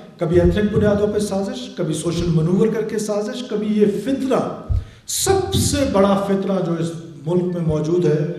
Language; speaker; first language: Urdu; non-native, local second language; Baluchi